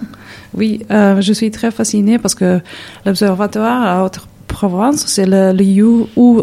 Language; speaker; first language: French; non-native, learner; Serbian